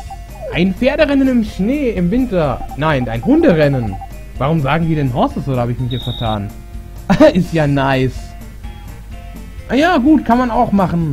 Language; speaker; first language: German; native; German